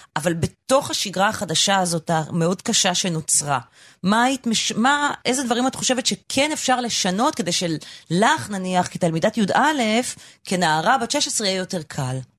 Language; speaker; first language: Hebrew; native; Hebrew